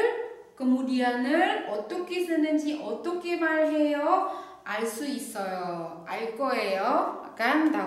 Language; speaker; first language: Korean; non-native, fluent; Indonesian